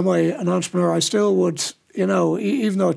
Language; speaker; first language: English; native; English